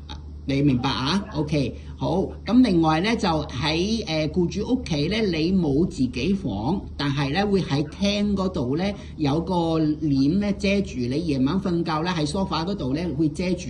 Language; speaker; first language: Cantonese; native; Cantonese